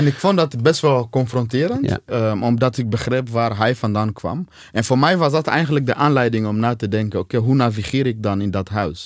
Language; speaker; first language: Dutch; non-native, fluent; Swahili